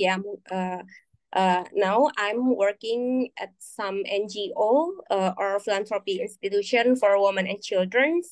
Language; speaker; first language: English; non-native, learner; Indonesian